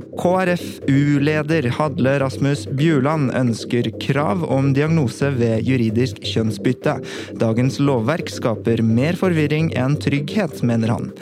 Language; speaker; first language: Norwegian; native; Norwegian